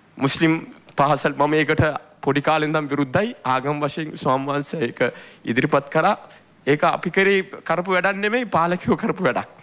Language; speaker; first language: Sinhala; non-native, local second language; Tamil